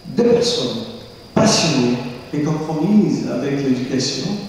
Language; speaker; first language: French; non-native, fluent; Spanish